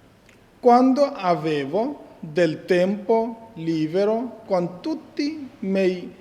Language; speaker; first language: Italian; non-native, fluent; Bangla